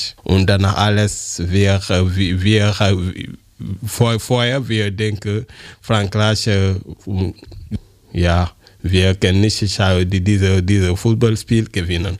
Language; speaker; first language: German; non-native, learner; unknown